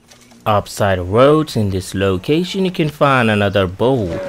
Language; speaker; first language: English; non-native, fluent; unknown